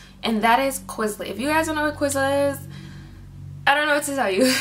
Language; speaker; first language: English; native; English